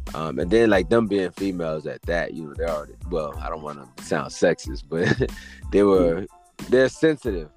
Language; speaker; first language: English; native; English